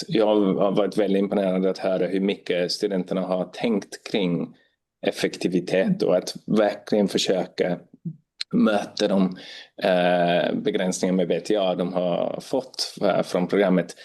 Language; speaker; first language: Swedish; non-native, fluent; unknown